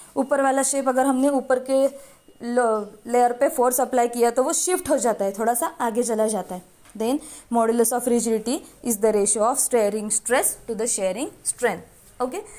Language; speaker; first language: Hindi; non-native, local second language; Marathi